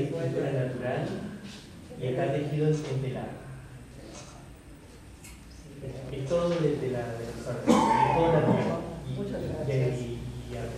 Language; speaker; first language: Spanish; native; Spanish